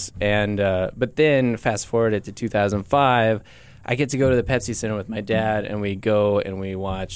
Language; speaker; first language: English; native; English